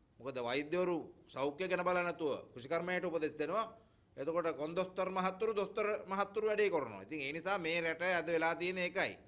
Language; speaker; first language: Sinhala; native; Sinhala